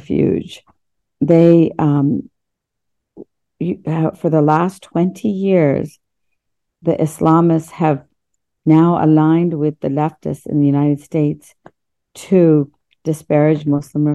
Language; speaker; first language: English; early bilingual, other home language; Urdu